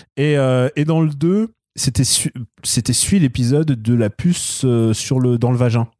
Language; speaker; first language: French; early bilingual, other home language; Russian